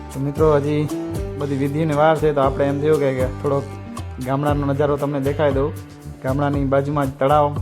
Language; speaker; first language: Gujarati; non-native, local second language; Kachhi